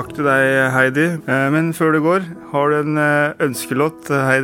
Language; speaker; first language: Norwegian; native; Norwegian